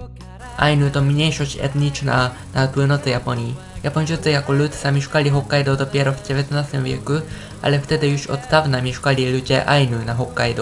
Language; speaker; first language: Polish; non-native, fluent; Japanese